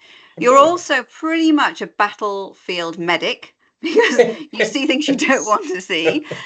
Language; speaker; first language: English; native; English